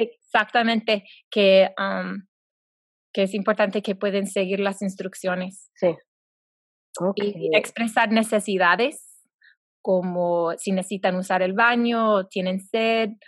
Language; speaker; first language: Spanish; non-native, fluent; English